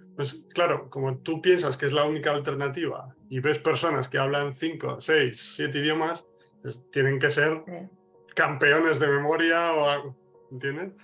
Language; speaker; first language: Spanish; native; Spanish